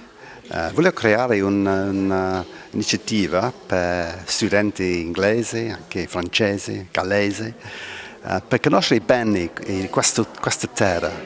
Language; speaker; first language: Italian; non-native, learner; English